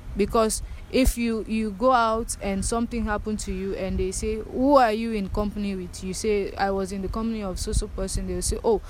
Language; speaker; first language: English; non-native, local second language; Krio